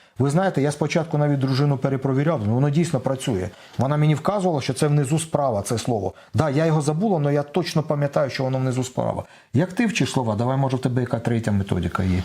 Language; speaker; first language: Ukrainian; non-native, local second language; Russian